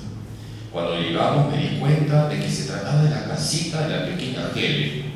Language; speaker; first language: Spanish; native; Spanish